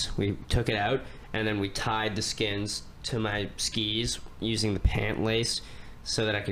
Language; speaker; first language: English; native; English